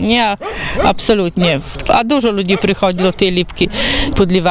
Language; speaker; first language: Polish; non-native, local second language; Ukrainian